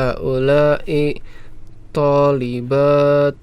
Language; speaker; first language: Arabic; non-native, fluent; Indonesian